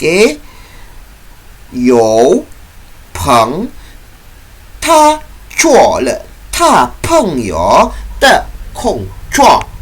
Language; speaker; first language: Chinese; non-native, learner; Indonesian